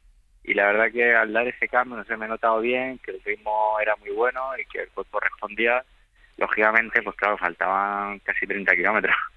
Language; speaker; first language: Spanish; native; Spanish